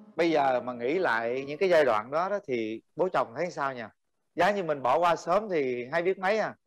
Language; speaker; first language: Vietnamese; native; Vietnamese